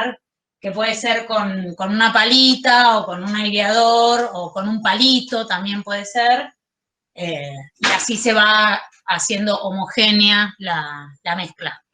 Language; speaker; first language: Spanish; native; Spanish